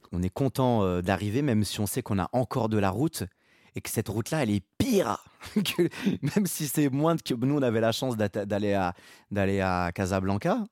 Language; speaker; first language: French; early bilingual, other home language; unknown